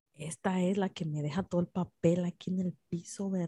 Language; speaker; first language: Spanish; early bilingual, other home language; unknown